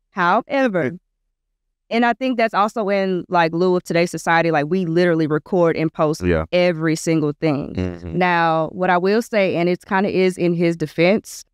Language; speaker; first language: English; native; English